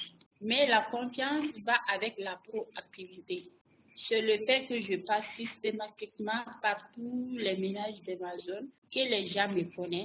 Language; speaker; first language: French; non-native, local second language; Bambara